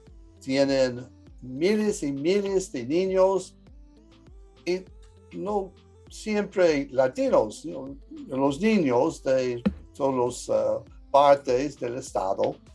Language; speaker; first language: Spanish; early bilingual, heritage; English